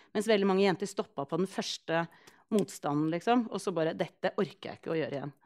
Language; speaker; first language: Norwegian; early bilingual, other home language; Icelandic